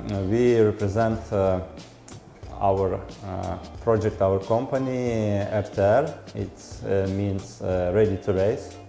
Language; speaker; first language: English; non-native, learner; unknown